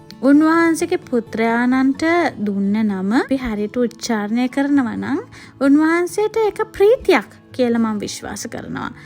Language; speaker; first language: Sinhala; native; Sinhala